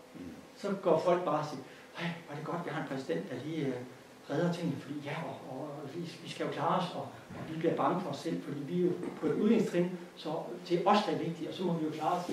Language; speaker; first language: Danish; native; Danish